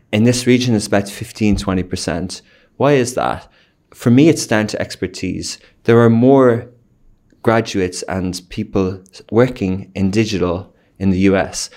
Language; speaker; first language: English; native; English